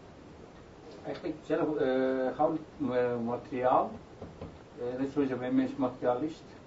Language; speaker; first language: Dutch; non-native, learner; Turkish